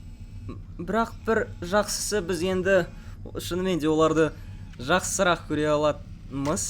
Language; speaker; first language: Kazakh; native; Kazakh